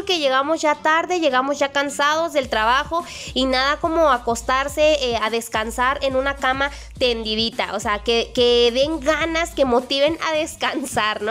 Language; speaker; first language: Spanish; native; Spanish